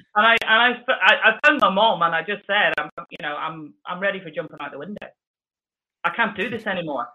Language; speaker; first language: English; native; English